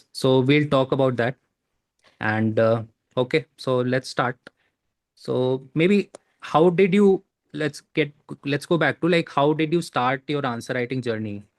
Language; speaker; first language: English; non-native, local second language; Hindi